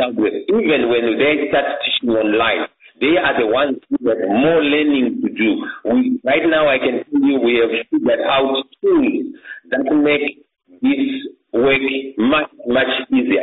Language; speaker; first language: English; non-native, local second language; Shona